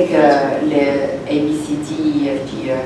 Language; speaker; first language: French; non-native, local second language; Arabic